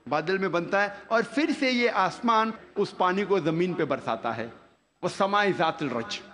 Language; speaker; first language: Hindi; non-native, local second language; Konkani